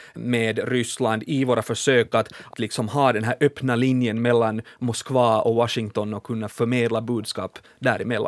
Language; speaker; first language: Swedish; native; Swedish